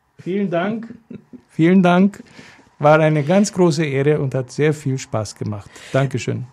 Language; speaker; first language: German; non-native, fluent; Romanian